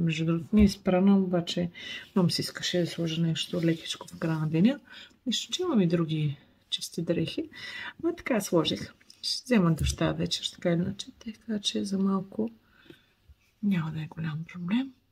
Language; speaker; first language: Bulgarian; native; Bulgarian